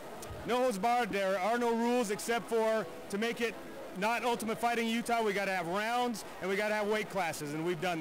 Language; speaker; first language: English; native; English